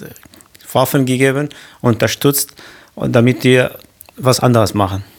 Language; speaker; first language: German; non-native, learner; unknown